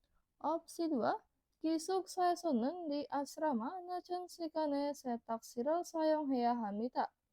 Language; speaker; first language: Korean; non-native, learner; Indonesian